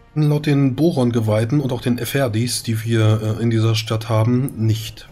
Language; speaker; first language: German; native; German